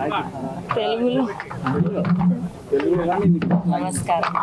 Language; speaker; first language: Telugu; non-native, learner; Kannada